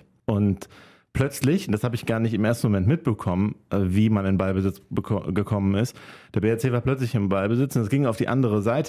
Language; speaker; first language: German; native; German